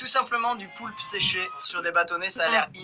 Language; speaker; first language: French; native; French